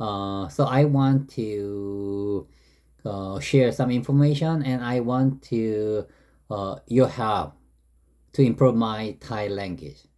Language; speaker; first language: English; non-native, learner; Korean